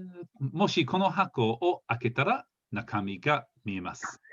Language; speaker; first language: Japanese; non-native, fluent; English